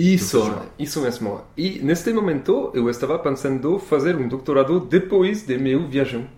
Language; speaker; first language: Portuguese; non-native, learner; French